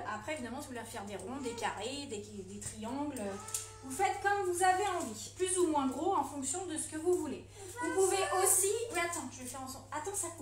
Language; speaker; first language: French; native; French